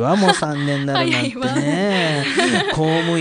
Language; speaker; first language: Japanese; native; Japanese